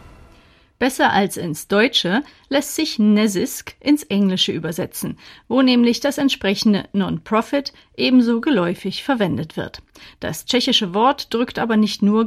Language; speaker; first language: German; native; German